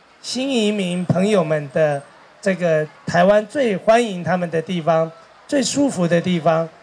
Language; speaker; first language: Chinese; native; Chinese